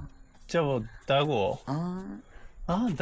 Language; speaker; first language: Chinese; non-native, learner; Japanese